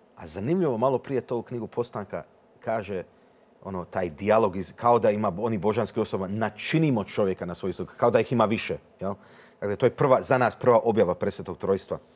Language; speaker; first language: Croatian; early bilingual, heritage; Croatian